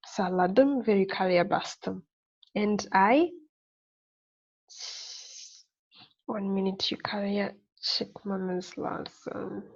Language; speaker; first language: Turkish; non-native, learner; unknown